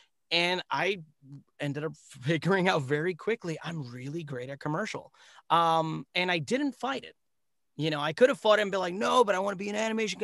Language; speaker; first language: English; early bilingual, other home language; Spanish